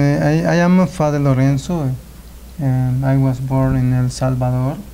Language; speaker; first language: English; non-native, learner; Spanish